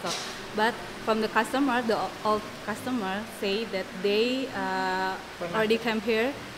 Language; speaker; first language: English; non-native, fluent; Indonesian